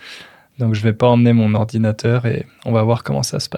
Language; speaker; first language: French; native; French